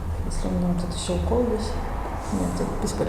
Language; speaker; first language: Russian; native; Russian